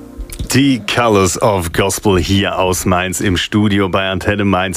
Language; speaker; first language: German; native; German